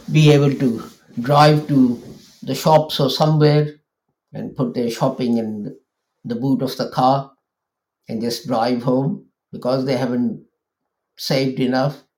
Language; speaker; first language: English; non-native, local second language; Urdu